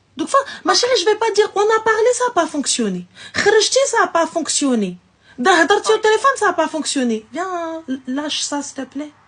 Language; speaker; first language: French; early bilingual, other home language; Arabic